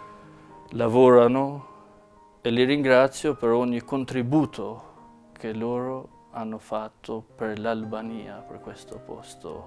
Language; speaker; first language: Italian; non-native, fluent; Albanian